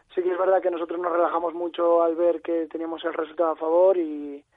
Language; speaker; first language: Spanish; native; Spanish